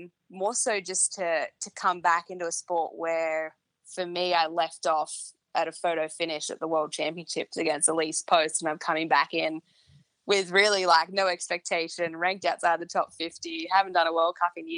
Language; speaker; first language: English; native; English